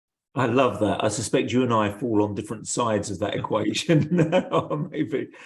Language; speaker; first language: English; native; English